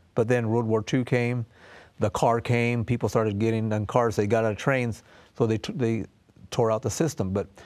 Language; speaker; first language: English; native; English